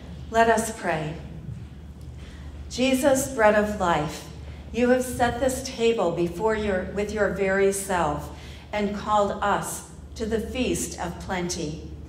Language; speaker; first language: English; native; English